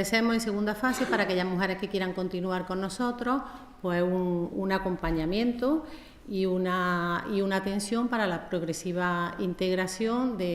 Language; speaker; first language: Spanish; native; Spanish